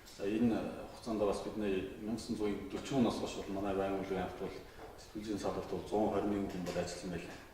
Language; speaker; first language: Mongolian; non-native, local second language; Kazakh